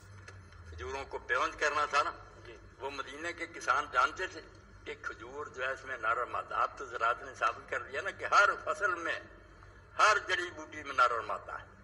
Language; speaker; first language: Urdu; non-native, local second language; Punjabi